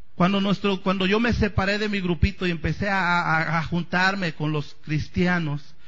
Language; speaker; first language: Spanish; native; Spanish